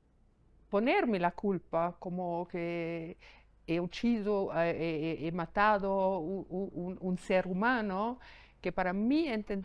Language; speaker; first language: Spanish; non-native, fluent; German